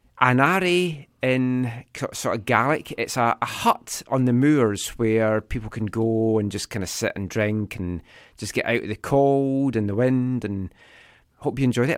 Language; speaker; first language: English; native; English